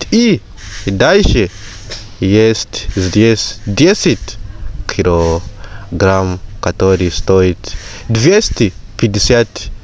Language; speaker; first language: Russian; non-native, fluent; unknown